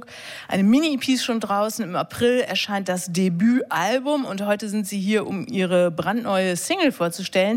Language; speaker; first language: German; native; German